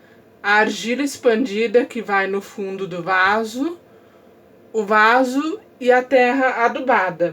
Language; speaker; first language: Portuguese; native; Portuguese